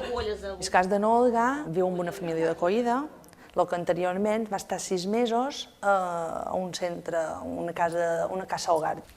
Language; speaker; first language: Catalan; native; Catalan